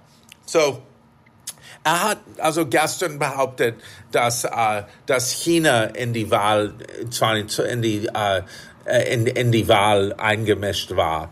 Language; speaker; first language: German; non-native, fluent; English